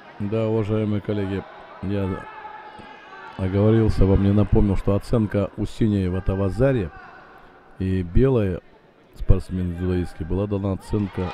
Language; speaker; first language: Russian; native; Russian